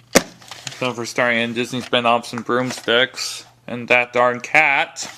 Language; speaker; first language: English; native; English